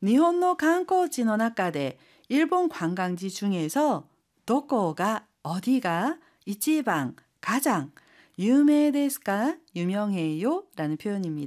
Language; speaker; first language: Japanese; non-native, fluent; Korean